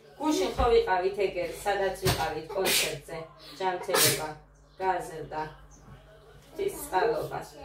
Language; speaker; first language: Georgian; native; Georgian